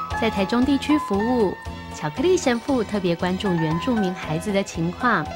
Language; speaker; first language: Chinese; native; Chinese